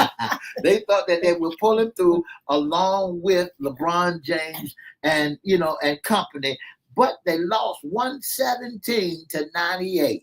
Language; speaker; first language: English; native; English